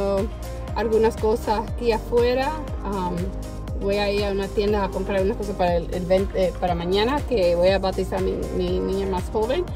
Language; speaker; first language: Spanish; early bilingual, heritage; English